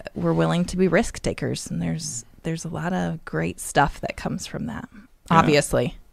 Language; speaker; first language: English; native; English